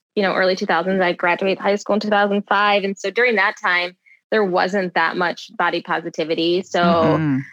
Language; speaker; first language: English; native; English